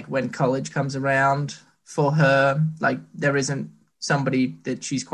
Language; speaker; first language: English; native; English